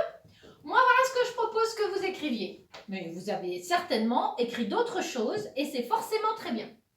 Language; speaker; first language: French; native; French